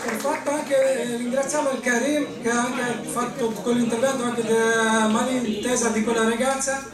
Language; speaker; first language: Italian; non-native, fluent; Albanian